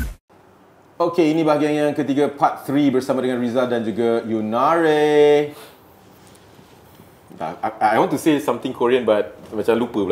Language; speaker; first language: Malay; native; Malay